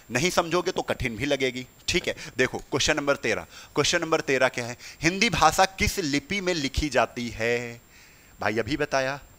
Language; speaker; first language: Hindi; native; Hindi